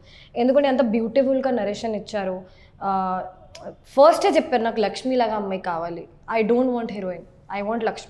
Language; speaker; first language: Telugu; non-native, local second language; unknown